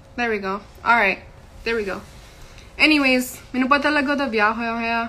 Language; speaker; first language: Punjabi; early bilingual, heritage; Punjabi